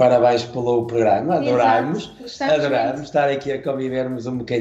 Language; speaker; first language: Portuguese; native; Portuguese